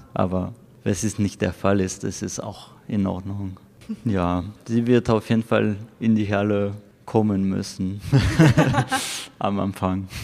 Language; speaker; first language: German; non-native, fluent; French